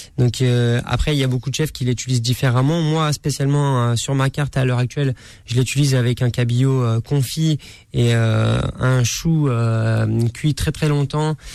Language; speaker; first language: French; native; French